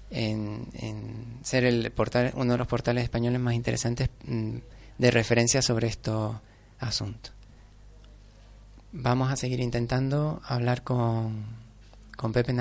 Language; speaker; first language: Spanish; native; Spanish